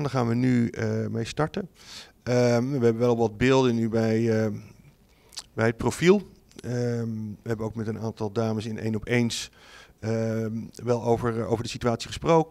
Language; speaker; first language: Dutch; native; Dutch